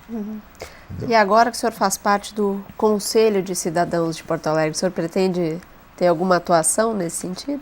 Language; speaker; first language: Portuguese; native; Portuguese